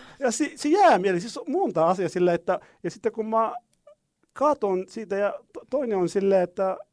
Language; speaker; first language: Finnish; non-native, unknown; Arabic